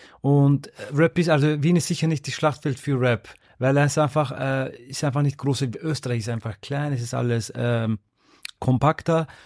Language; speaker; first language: German; early bilingual, other home language; Turkish